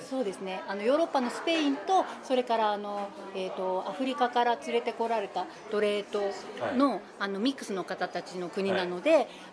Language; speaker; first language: Japanese; native; Japanese